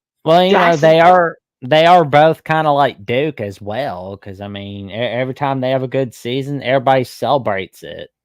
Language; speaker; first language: English; native; English